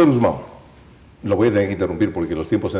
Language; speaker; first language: Spanish; native; Spanish